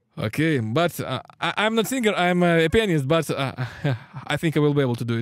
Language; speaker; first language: English; non-native, learner; Russian